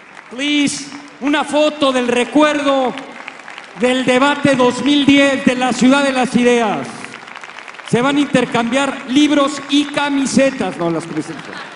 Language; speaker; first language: Spanish; native; Spanish